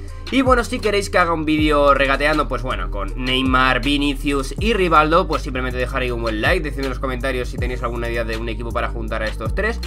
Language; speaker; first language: Spanish; native; Spanish